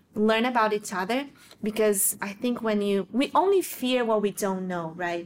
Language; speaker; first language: English; non-native, fluent; Portuguese